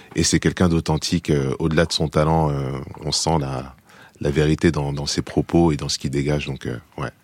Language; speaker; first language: French; native; French